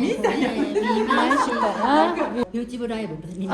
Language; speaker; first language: Japanese; native; Japanese